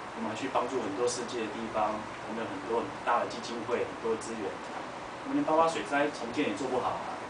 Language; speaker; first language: Chinese; native; Chinese